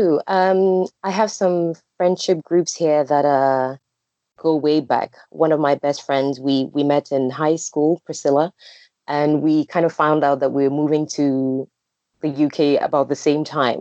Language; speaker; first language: English; non-native, local second language; Akan